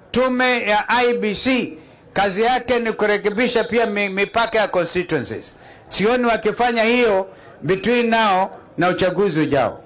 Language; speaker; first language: Swahili; non-native, local second language; Kamba